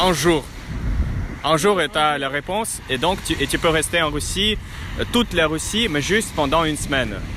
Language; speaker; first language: French; non-native, fluent; Russian